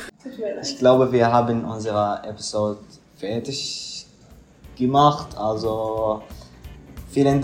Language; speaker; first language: German; non-native, learner; Arabic